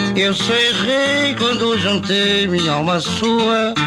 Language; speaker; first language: Portuguese; native; Portuguese